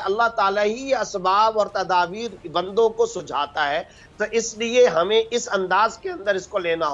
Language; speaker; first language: Urdu; native; Urdu